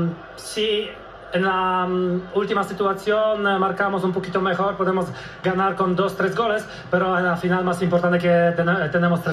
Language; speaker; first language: Spanish; non-native, learner; Polish